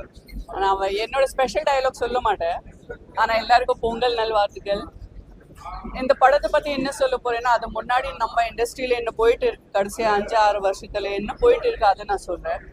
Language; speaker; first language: Tamil; non-native, fluent; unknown